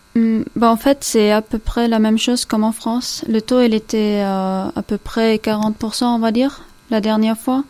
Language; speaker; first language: French; non-native, fluent; German